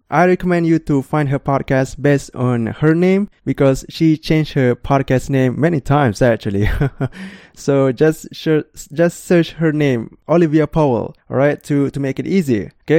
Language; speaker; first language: English; non-native, local second language; Malay